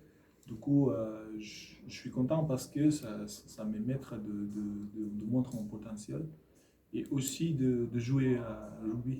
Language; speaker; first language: French; non-native, learner; Fijian